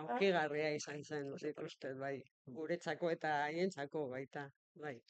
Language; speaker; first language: Basque; non-native, local second language; Spanish